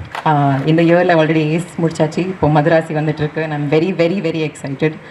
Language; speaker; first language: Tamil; non-native, learner; Kannada